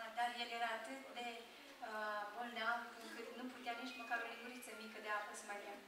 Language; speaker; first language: Romanian; non-native, fluent; Japanese